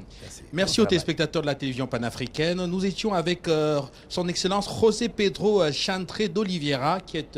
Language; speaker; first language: French; native; French